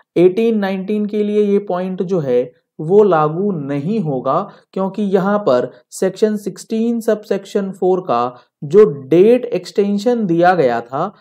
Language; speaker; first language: Hindi; native; Hindi